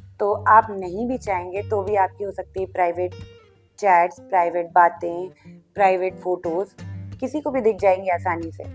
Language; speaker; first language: Hindi; non-native, local second language; Bangla